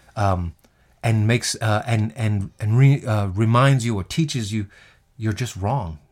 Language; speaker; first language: English; native; English